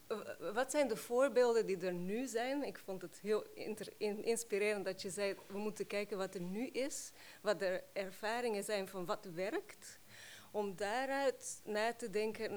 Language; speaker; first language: Dutch; non-native, fluent; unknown